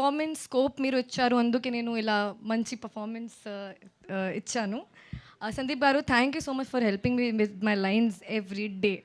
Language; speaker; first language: Telugu; non-native, fluent; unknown